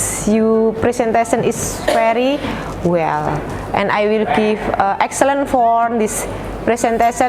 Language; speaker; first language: English; non-native, learner; Indonesian